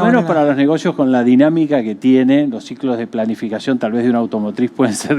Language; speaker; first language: Spanish; native; Spanish